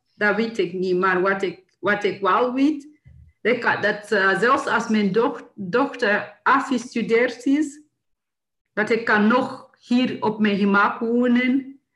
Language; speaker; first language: Dutch; non-native, learner; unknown